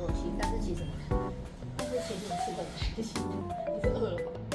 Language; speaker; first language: Chinese; native; Chinese